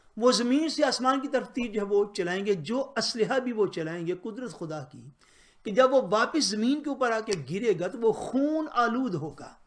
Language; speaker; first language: Urdu; non-native, local second language; Punjabi